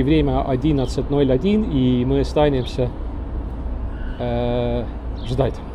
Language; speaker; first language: Russian; non-native, learner; Estonian